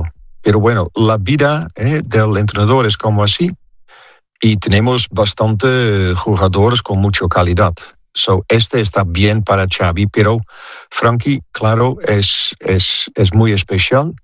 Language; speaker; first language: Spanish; non-native, fluent; Dutch